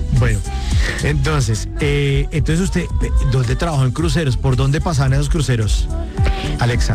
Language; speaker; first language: Spanish; native; Spanish